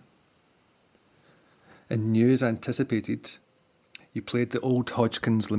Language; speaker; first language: English; native; English